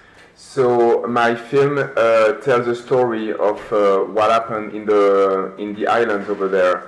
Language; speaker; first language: English; non-native, fluent; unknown